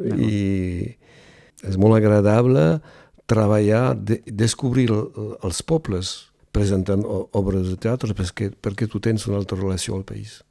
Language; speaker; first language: Catalan; non-native, local second language; French